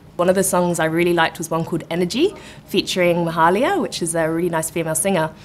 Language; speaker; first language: English; native; English